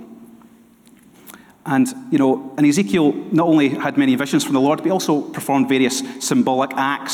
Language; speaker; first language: English; native; English